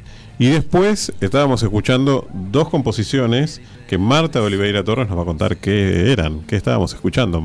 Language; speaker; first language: Spanish; native; Spanish